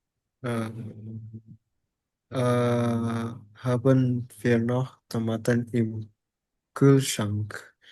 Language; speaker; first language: German; non-native, learner; Indonesian